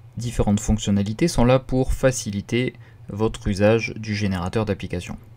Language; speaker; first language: French; native; French